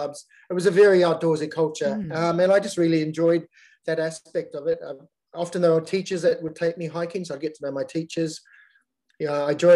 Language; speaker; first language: English; native; English